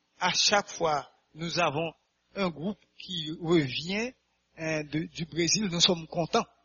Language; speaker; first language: French; non-native, local second language; Haitian Creole